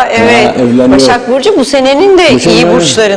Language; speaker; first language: Turkish; native; Turkish